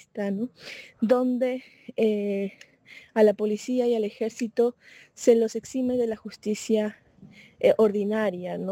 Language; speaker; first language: Spanish; native; Spanish